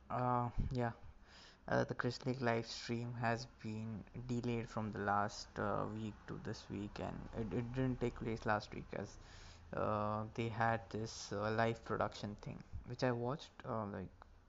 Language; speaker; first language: English; non-native, local second language; Marathi